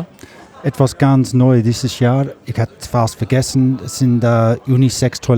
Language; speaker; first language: German; non-native, learner; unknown